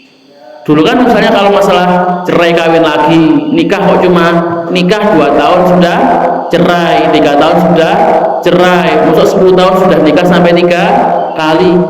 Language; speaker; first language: Indonesian; non-native, local second language; Javanese